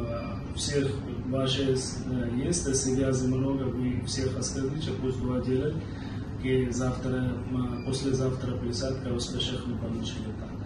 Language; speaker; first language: Russian; non-native, learner; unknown